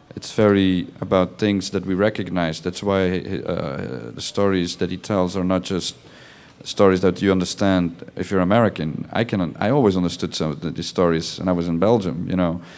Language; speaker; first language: English; non-native, fluent; Dutch